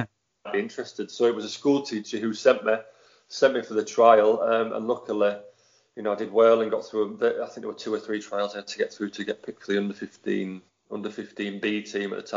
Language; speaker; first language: English; native; English